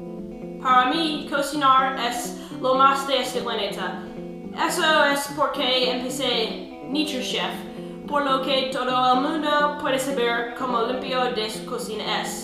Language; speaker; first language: Spanish; non-native, learner; English